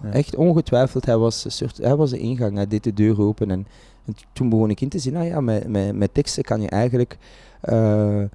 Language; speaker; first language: Dutch; native; Dutch